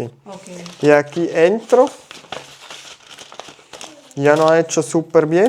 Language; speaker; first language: Spanish; non-native, learner; German